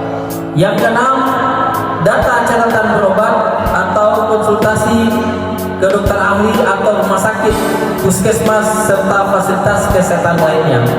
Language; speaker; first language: Indonesian; native; Indonesian